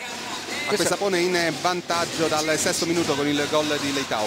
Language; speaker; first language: Italian; native; Italian